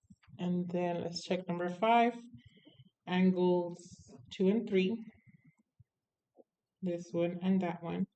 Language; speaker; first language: English; native; English